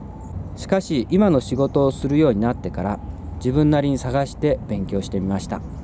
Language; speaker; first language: Japanese; non-native, fluent; Korean